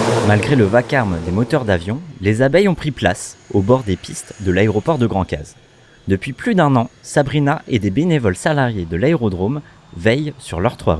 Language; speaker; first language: French; native; French